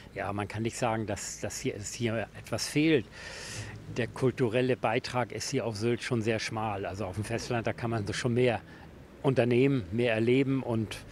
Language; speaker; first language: German; native; German